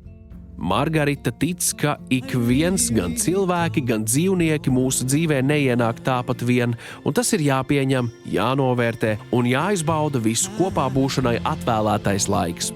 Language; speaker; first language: Latvian; native; Latvian